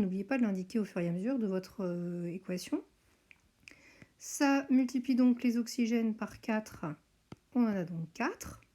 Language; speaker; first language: French; native; French